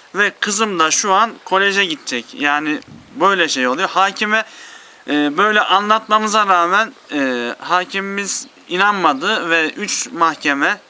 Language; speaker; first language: Turkish; native; Turkish